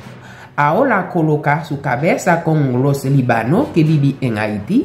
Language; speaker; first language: Spanish; non-native, local second language; Haitian Creole